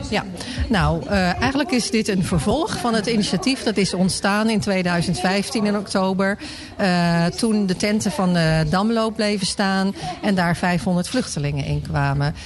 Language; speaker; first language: Dutch; native; Dutch